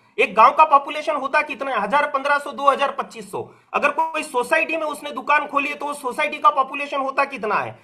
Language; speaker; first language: Hindi; non-native, local second language; Marathi